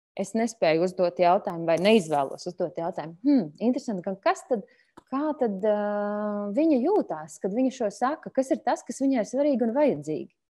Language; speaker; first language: Latvian; native; Latvian